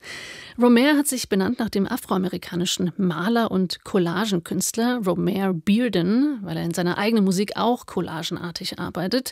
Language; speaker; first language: German; native; German